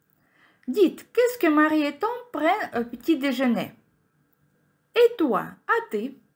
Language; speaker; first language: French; non-native, fluent; Ukrainian